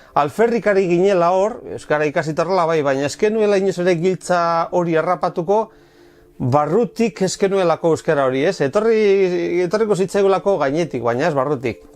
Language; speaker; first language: Basque; non-native, local second language; Spanish